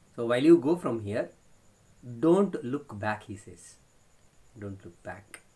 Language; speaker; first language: English; non-native, local second language; Kannada